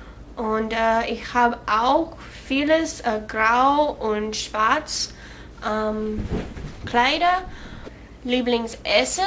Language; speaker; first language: German; non-native, learner; English